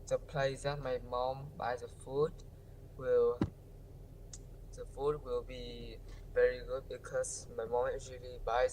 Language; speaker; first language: English; non-native, learner; Vietnamese